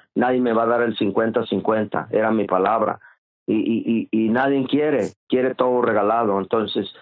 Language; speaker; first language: Spanish; native; Spanish